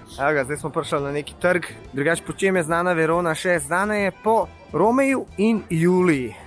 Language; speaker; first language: Slovenian; native; Slovenian